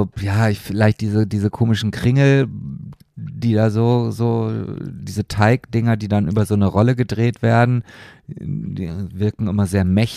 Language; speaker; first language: German; native; German